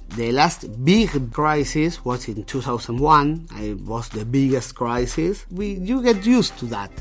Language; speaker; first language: English; non-native, fluent; Spanish